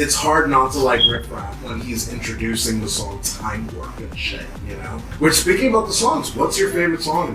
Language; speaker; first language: English; native; English